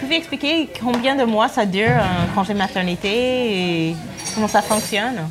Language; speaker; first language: French; non-native, fluent; English